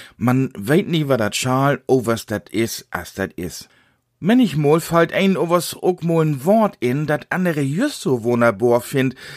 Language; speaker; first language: German; native; German